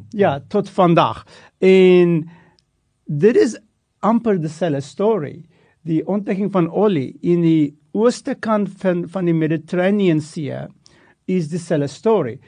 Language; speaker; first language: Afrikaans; non-native, local second language; English